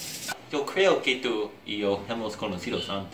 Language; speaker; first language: Spanish; non-native, learner; English